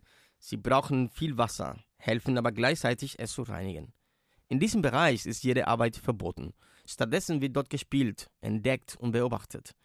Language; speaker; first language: German; native; German